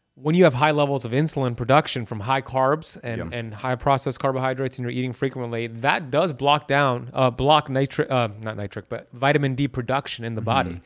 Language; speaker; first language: English; early bilingual, other home language; Persian